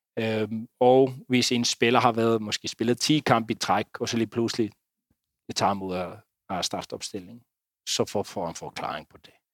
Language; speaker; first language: Danish; non-native, fluent; Icelandic